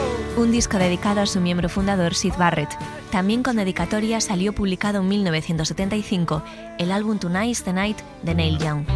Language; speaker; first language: Spanish; native; Spanish